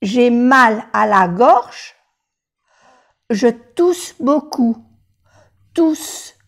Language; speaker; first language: French; non-native, fluent; Spanish